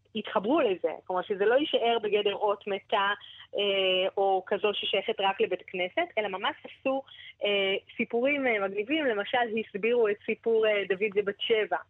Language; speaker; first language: Hebrew; native; Hebrew